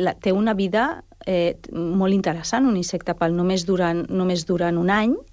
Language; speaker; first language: Catalan; non-native, local second language; Spanish